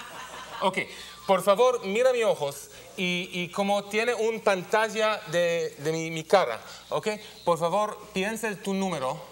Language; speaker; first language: Spanish; non-native, learner; Hebrew